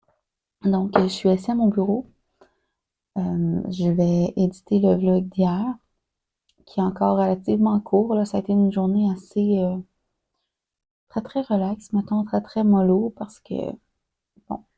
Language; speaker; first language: French; native; French